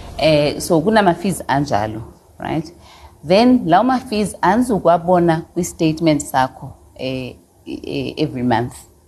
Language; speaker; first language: Xhosa; non-native, local second language; Zulu